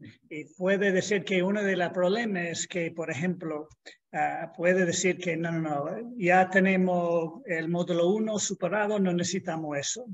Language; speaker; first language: Spanish; non-native, fluent; English